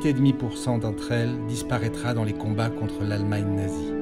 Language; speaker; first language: French; native; French